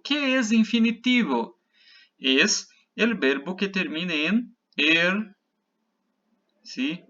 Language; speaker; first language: Spanish; non-native, fluent; Portuguese